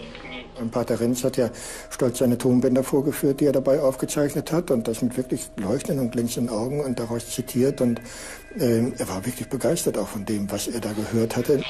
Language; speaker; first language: German; native; German